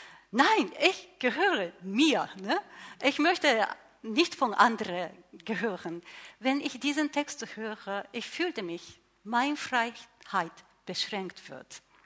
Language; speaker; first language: German; non-native, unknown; Japanese